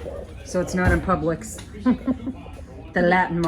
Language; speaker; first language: English; native; English